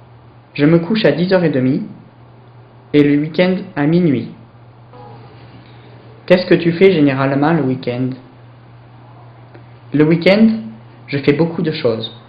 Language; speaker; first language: French; non-native, learner; English